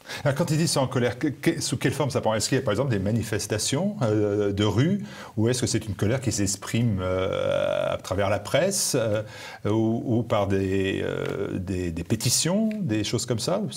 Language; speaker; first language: French; native; French